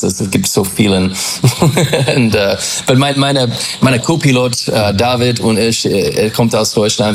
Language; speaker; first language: German; non-native, learner; English